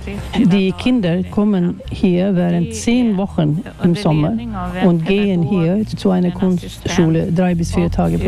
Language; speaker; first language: German; non-native, fluent; Swedish